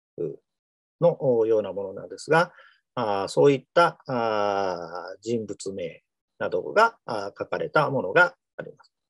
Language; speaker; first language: Japanese; native; Japanese